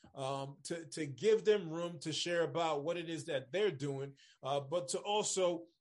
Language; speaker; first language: English; early bilingual, other home language; Spanish